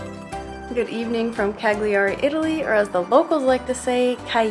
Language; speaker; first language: English; native; English